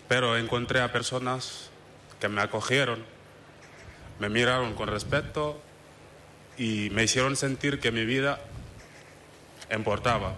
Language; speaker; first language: Spanish; non-native, fluent; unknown